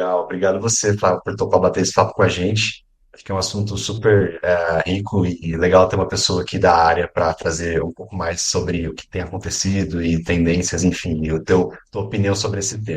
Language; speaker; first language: Portuguese; native; Portuguese